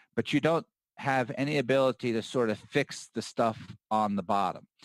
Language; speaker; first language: English; native; English